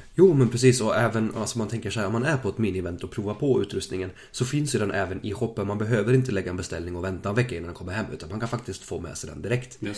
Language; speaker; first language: Swedish; early bilingual, other home language; German